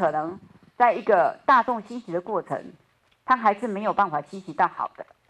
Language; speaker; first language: Chinese; native; Chinese